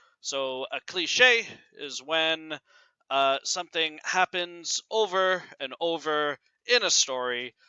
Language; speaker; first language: English; native; English